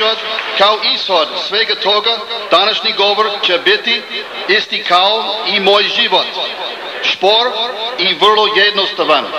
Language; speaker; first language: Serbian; non-native, learner; English